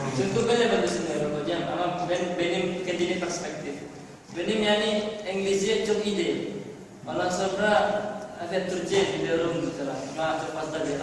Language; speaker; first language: Turkish; non-native, learner; Indonesian